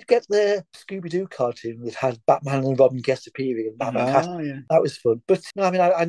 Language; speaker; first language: English; native; English